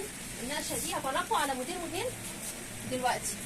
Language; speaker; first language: Arabic; native; Arabic